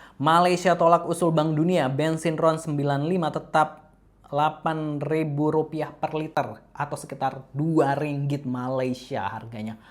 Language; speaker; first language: Indonesian; native; Indonesian